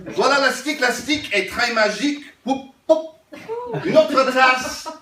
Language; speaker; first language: French; non-native, learner; English